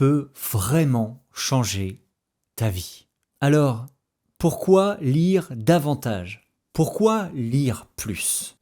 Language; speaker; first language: French; native; French